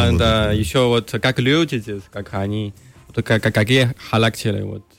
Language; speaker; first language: Russian; non-native, learner; Chinese